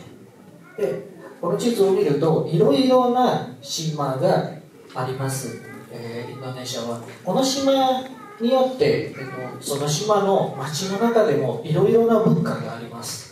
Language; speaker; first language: Japanese; non-native, fluent; Indonesian